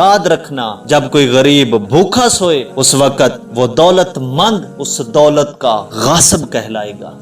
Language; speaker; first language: Urdu; native; Urdu